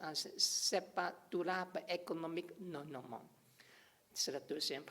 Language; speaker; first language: French; non-native, learner; English